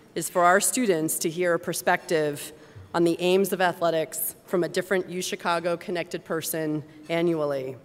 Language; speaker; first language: English; native; English